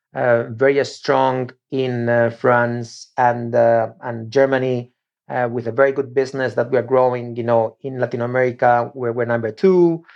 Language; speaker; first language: English; non-native, fluent; Spanish